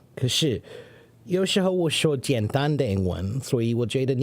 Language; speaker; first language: Chinese; non-native, learner; English